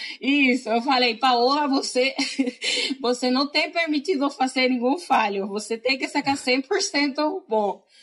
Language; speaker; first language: Portuguese; non-native, fluent; Spanish